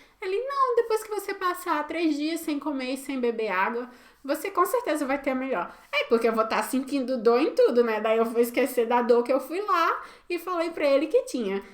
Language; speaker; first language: Portuguese; native; Portuguese